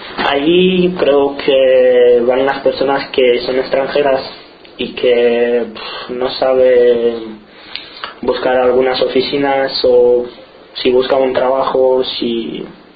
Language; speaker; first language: Spanish; non-native, fluent; Romanian